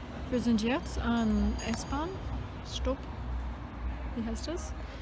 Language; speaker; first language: German; non-native, learner; English